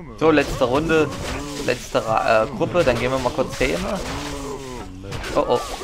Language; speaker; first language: German; native; German